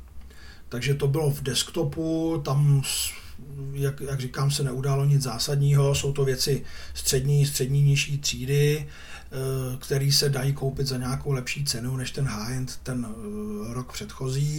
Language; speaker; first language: Czech; native; Czech